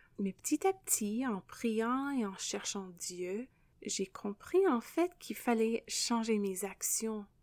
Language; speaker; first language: French; non-native, local second language; English